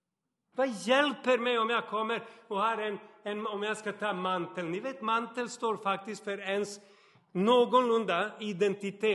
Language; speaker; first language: Swedish; non-native, fluent; Serbian